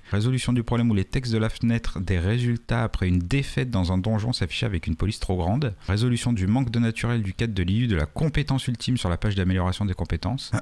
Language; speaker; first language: French; native; French